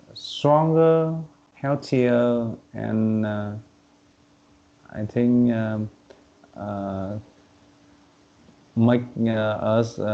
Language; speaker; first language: English; non-native, learner; Vietnamese